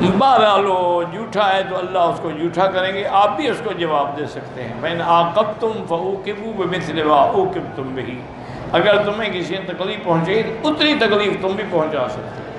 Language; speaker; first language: Urdu; native; Urdu